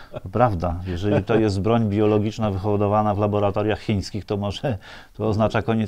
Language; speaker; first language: Polish; native; Polish